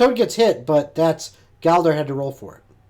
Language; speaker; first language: English; native; English